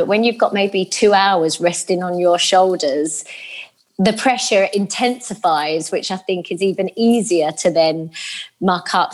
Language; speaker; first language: English; native; English